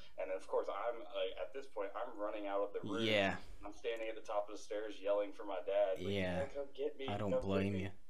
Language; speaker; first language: English; native; English